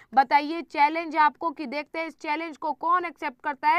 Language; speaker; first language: Hindi; native; Hindi